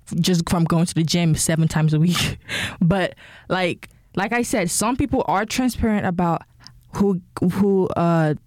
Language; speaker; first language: English; non-native, local second language; Yoruba